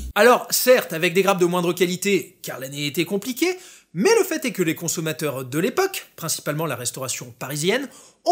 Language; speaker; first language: French; native; French